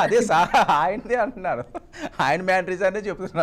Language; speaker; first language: Telugu; native; Telugu